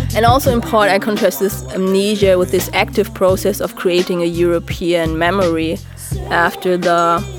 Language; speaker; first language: English; non-native, fluent; German